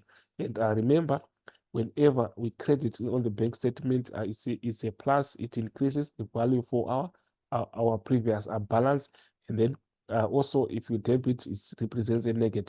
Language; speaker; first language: English; non-native, local second language; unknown